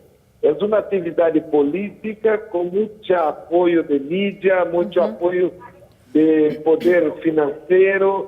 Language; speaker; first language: Spanish; non-native, learner; Portuguese